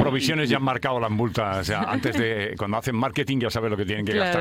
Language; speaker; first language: Spanish; native; Spanish